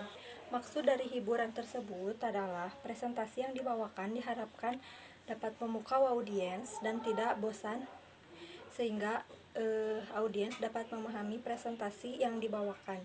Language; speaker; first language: Indonesian; native; Indonesian